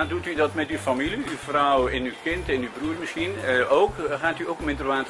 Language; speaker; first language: Dutch; native; Dutch